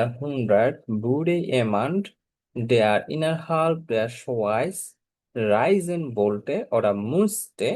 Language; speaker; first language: German; non-native, fluent; Bangla